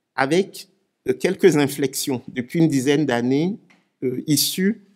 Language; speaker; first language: French; non-native, local second language; Ewe